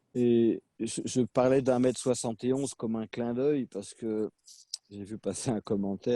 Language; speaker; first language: French; native; French